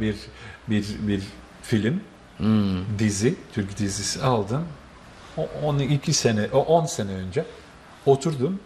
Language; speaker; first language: Turkish; non-native, fluent; Bosnian